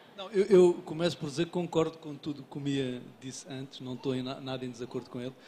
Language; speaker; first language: Portuguese; native; Portuguese